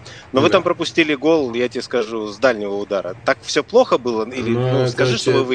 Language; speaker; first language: Russian; native; Russian